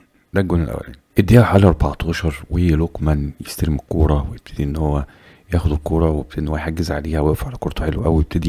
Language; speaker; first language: Arabic; native; Arabic